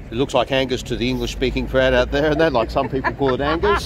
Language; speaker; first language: English; native; English